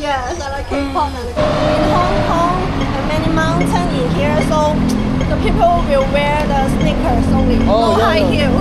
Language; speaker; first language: English; non-native, local second language; Cantonese